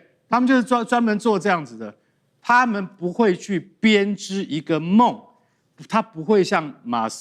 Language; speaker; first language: Chinese; native; Chinese